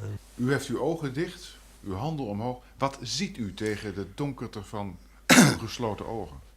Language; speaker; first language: Dutch; native; Dutch